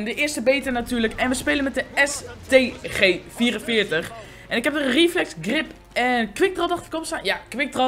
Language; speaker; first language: Dutch; native; Dutch